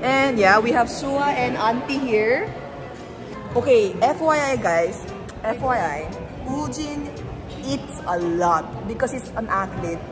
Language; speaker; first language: English; non-native, local second language; Korean